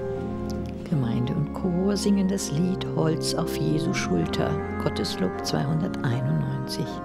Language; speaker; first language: German; native; German